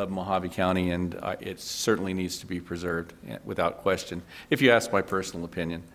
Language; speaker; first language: English; native; English